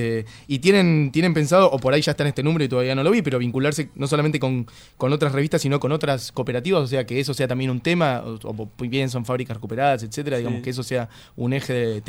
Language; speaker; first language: Spanish; native; Spanish